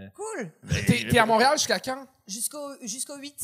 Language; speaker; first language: French; native; French